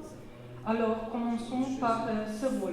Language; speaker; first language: French; non-native, fluent; Serbian